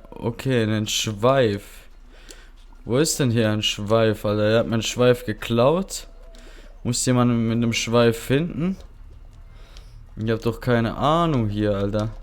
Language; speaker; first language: German; non-native, local second language; Swiss German